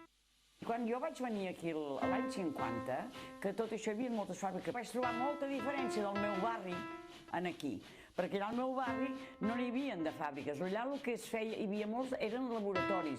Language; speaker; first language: Catalan; native; Catalan